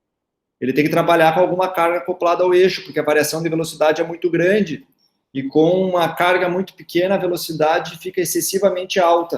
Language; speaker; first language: Portuguese; native; Portuguese